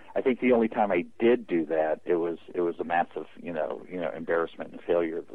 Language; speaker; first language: English; native; English